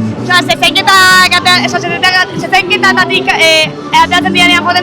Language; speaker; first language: Basque; native; Basque